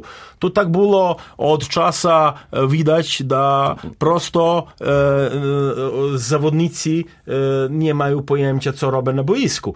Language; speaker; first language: Polish; non-native, learner; Serbian